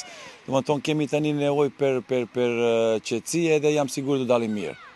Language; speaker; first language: Albanian; non-native, learner; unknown